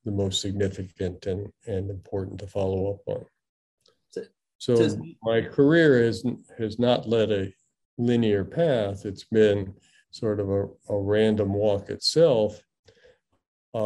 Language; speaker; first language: English; native; English